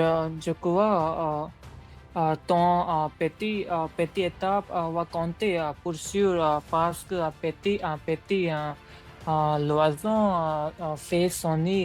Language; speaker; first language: French; non-native, learner; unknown